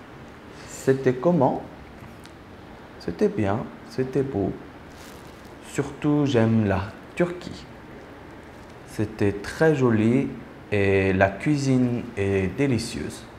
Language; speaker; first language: French; non-native, learner; Korean